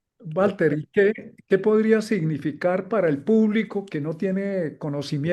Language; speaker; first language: Spanish; native; Spanish